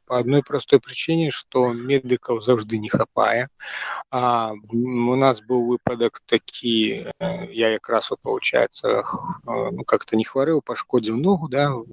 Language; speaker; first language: Belarusian; non-native, local second language; Russian